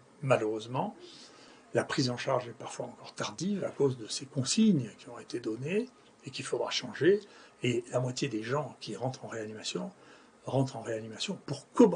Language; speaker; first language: French; native; French